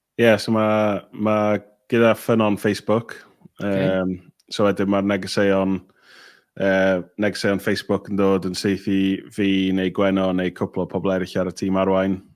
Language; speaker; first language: Welsh; native; Welsh